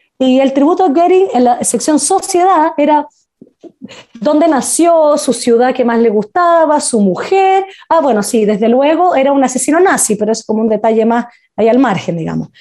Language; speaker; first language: Spanish; native; Spanish